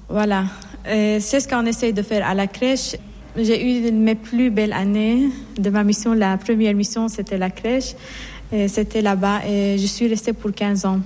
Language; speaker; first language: French; non-native, fluent; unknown